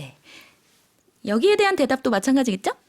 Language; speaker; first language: Korean; native; Korean